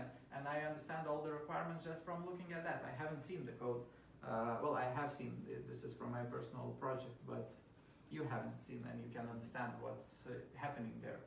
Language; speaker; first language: English; non-native, fluent; Lithuanian